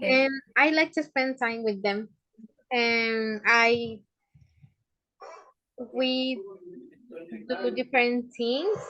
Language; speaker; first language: English; non-native, learner; Spanish